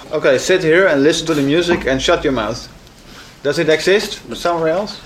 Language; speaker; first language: English; non-native, fluent; Dutch